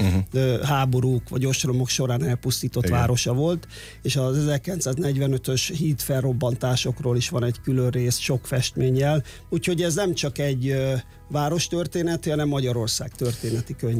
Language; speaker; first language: Hungarian; native; Hungarian